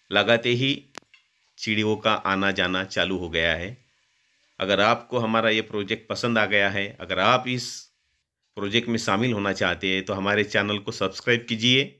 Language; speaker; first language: Hindi; non-native, local second language; Marathi